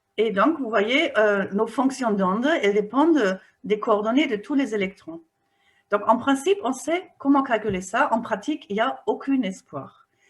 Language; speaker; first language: French; non-native, fluent; German